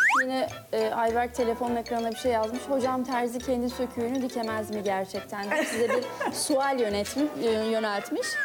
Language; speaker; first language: Turkish; native; Turkish